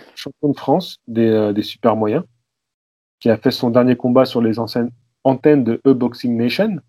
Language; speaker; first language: French; native; French